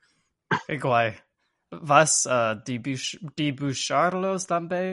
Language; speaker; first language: Catalan; non-native, learner; English